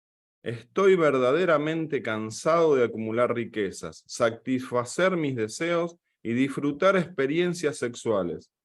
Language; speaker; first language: Spanish; native; Spanish